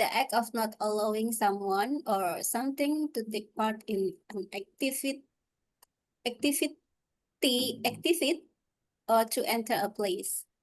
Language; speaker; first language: English; non-native, learner; Indonesian